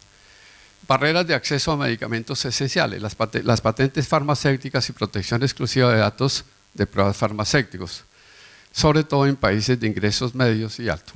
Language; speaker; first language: Spanish; native; Spanish